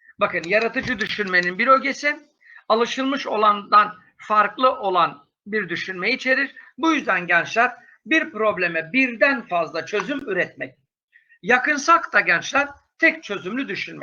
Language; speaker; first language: Turkish; native; Turkish